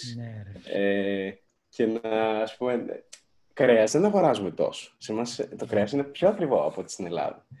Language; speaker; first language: Greek; early bilingual, other home language; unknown